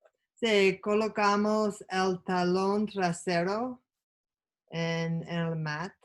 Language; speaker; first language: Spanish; non-native, learner; English